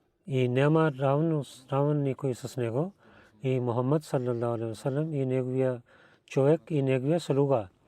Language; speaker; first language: Bulgarian; non-native, learner; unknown